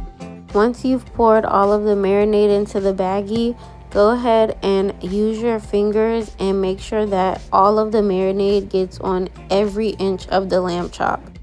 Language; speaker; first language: English; native; English